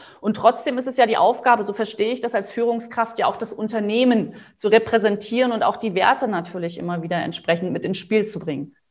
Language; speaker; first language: German; native; German